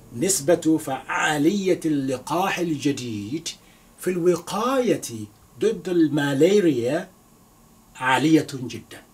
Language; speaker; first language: Arabic; non-native, fluent; Yoruba